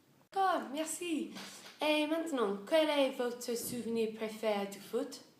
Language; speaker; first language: French; non-native, learner; English